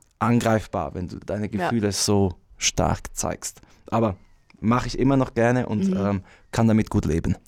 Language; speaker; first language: German; non-native, local second language; Romansh